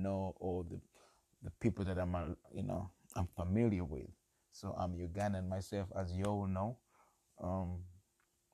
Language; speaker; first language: English; non-native, local second language; Ganda